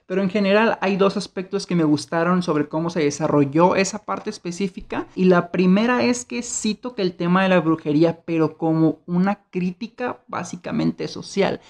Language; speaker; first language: Spanish; native; Spanish